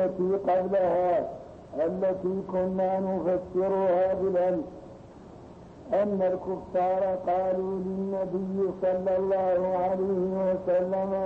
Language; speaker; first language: Arabic; native; Arabic